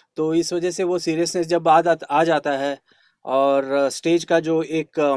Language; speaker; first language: Hindi; non-native, local second language; Kannada